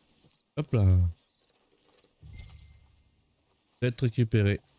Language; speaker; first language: French; native; French